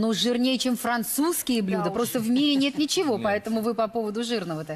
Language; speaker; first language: Russian; native; Russian